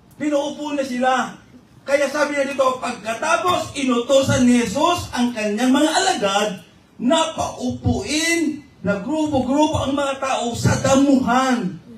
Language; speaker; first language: Filipino; non-native, local second language; Iloko